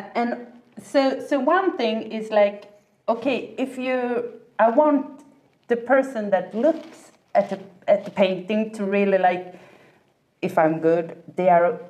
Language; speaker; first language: English; non-native, fluent; Swedish